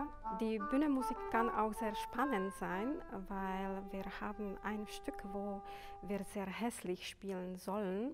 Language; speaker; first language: German; non-native, fluent; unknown